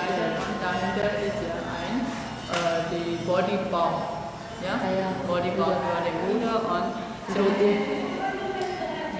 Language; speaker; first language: German; non-native, learner; Burmese